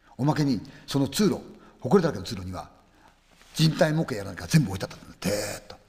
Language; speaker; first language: Japanese; native; Japanese